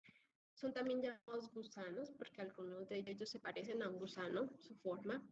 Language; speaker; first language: Spanish; native; Spanish